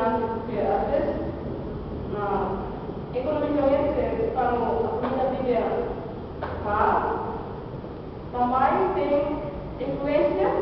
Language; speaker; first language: Portuguese; non-native, learner; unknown